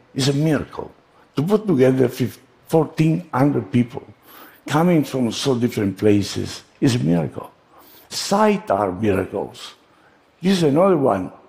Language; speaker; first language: English; non-native, fluent; Italian